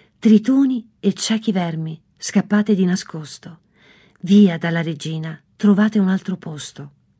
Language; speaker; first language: Italian; native; Italian